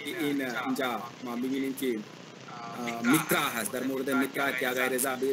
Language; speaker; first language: Persian; non-native, learner; Hindi